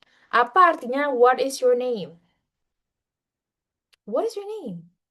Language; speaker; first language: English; non-native, fluent; Indonesian